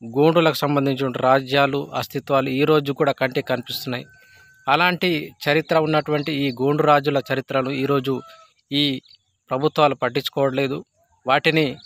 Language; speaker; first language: Telugu; non-native, local second language; Gondi